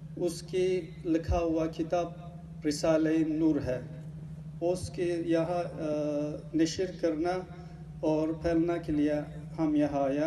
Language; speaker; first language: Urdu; non-native, learner; Turkish